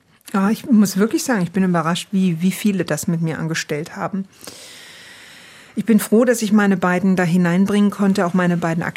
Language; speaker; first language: German; native; German